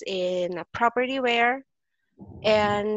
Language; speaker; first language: English; non-native, local second language; Filipino